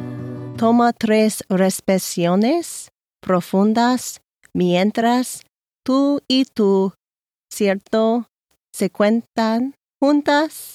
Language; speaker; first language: Spanish; non-native, learner; English